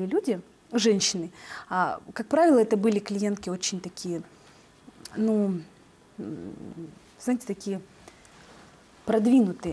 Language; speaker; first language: Russian; native; Russian